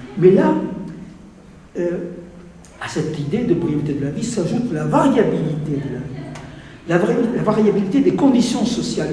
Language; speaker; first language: French; native; French